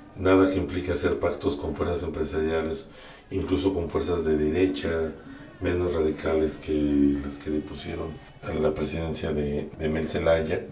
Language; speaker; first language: Spanish; native; Spanish